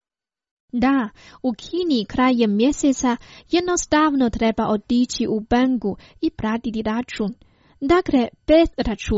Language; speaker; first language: Croatian; non-native, fluent; Chinese